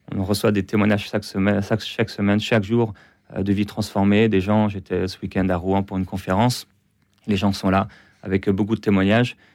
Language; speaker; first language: French; native; French